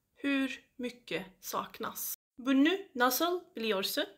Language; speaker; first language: Turkish; non-native, learner; Swedish